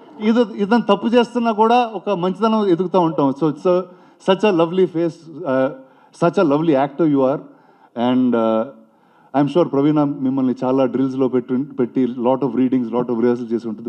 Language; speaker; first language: Telugu; native; Telugu